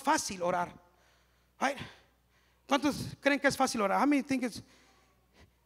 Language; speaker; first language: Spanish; early bilingual, heritage; Spanish